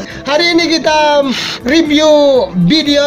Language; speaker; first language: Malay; non-native, learner; Filipino